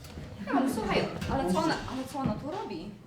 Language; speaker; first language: Polish; early bilingual, heritage; English